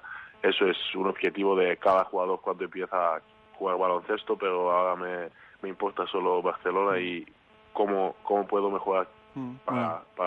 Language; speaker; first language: Spanish; non-native, learner; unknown